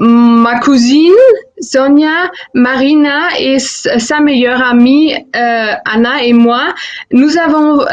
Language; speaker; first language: French; non-native, fluent; German